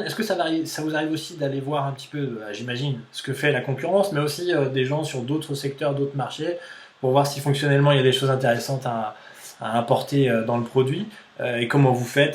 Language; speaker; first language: French; native; French